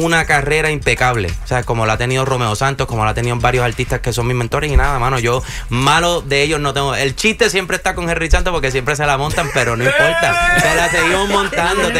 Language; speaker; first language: Spanish; early bilingual, heritage; Spanish